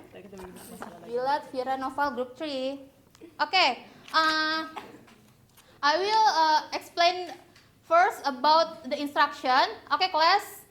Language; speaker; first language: English; non-native, learner; Indonesian